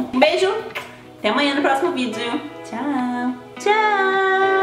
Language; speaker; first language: Portuguese; native; Portuguese